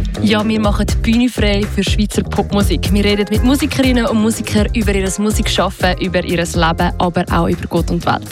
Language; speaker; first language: German; native; German